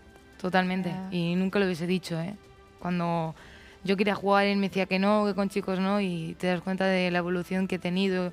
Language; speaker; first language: Spanish; native; Spanish